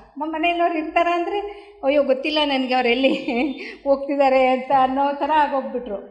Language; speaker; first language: Kannada; native; Kannada